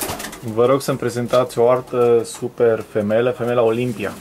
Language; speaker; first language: Romanian; native; Romanian